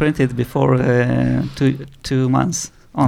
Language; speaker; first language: English; non-native, learner; Russian